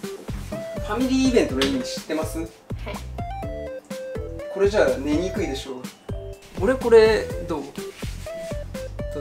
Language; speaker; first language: Japanese; native; Japanese